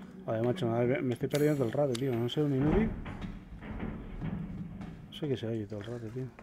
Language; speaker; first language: Spanish; native; Spanish